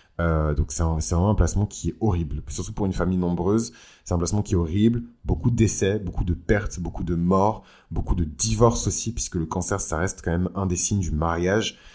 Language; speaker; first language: French; early bilingual, other home language; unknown